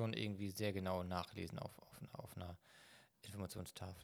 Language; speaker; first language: German; native; German